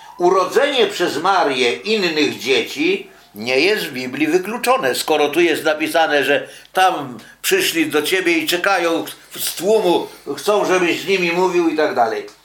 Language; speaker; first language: Polish; native; Polish